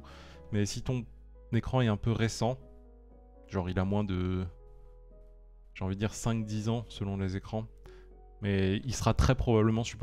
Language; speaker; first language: French; native; French